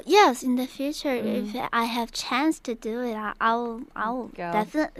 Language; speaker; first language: English; non-native, learner; Korean